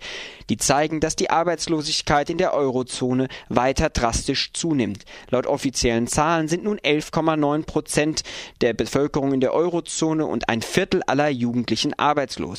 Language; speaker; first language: German; native; German